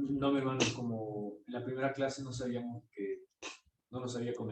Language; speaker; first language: Spanish; native; Spanish